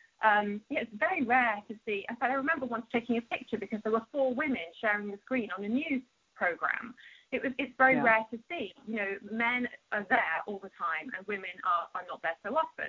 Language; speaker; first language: English; native; English